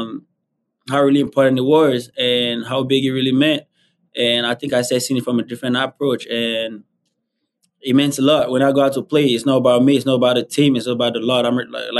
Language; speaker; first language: English; non-native, local second language; Igbo